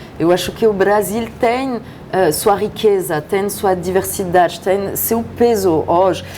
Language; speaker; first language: Portuguese; non-native, fluent; French